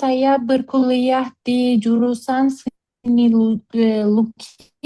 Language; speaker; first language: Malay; non-native, learner; Turkish